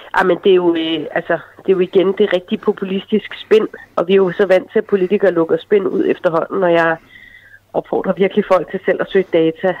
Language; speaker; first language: Danish; early bilingual, other home language; Arabic